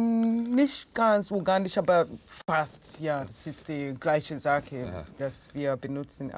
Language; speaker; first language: German; non-native, learner; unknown